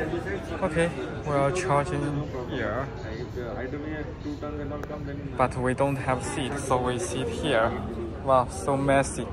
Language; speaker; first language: English; non-native, learner; Chinese